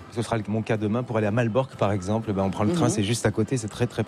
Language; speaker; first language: French; native; French